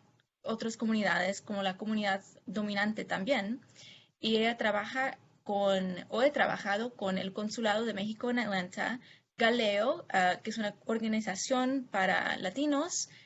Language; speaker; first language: Spanish; non-native, fluent; English